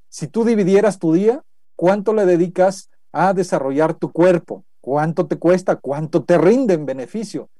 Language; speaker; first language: Spanish; native; Spanish